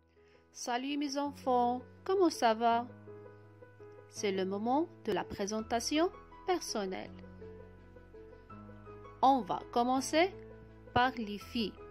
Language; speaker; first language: French; non-native, local second language; Arabic